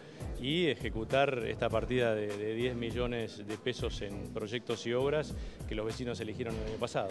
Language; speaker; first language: Spanish; native; Spanish